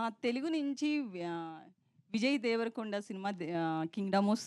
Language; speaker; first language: Telugu; native; Telugu